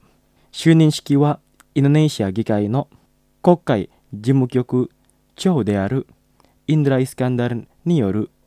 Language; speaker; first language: Japanese; non-native, fluent; Indonesian